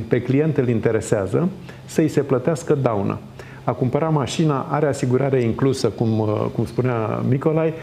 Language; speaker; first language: Romanian; native; Romanian